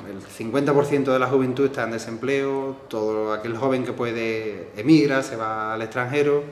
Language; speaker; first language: Spanish; native; Spanish